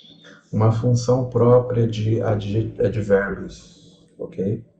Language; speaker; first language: Portuguese; native; Portuguese